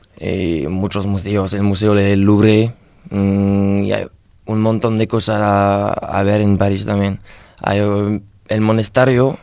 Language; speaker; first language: Spanish; non-native, learner; French